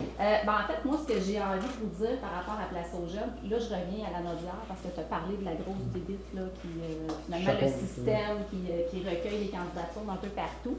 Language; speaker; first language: French; native; French